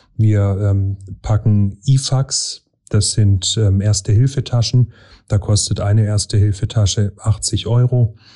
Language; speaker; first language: German; native; German